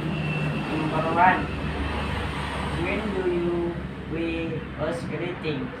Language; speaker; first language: English; non-native, learner; Indonesian